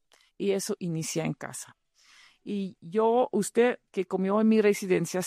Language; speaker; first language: Spanish; non-native, fluent; Dutch